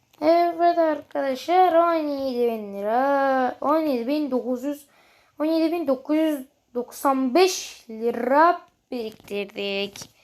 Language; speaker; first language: Turkish; native; Turkish